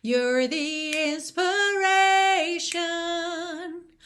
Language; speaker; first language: English; non-native, fluent; Portuguese